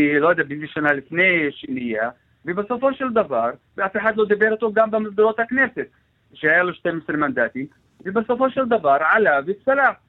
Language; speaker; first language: Hebrew; non-native, local second language; Arabic